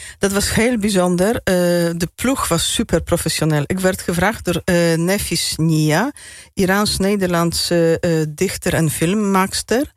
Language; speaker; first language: Dutch; non-native, fluent; Polish